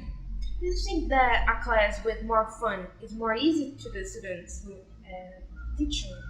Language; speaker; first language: English; non-native, learner; Portuguese